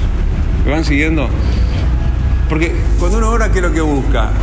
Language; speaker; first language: Spanish; native; Spanish